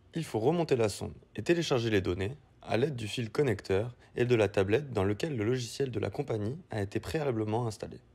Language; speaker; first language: French; native; French